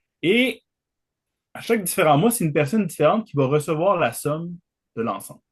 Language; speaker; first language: French; native; French